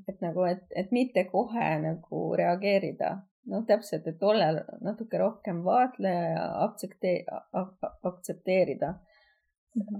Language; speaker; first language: Estonian; non-native, fluent; Hungarian